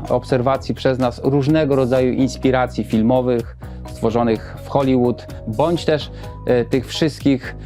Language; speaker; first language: Polish; native; Polish